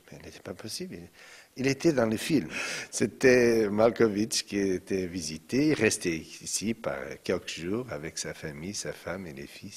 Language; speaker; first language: French; non-native, fluent; Portuguese